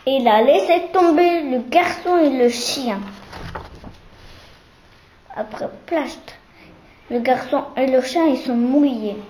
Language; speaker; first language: French; non-native, learner; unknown